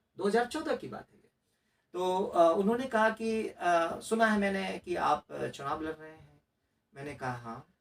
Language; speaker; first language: Hindi; non-native, local second language; Maithili